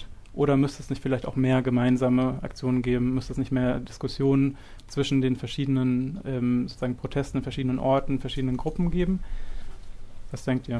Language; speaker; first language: German; native; German